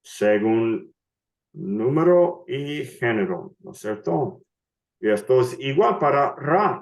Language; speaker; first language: Spanish; non-native, fluent; English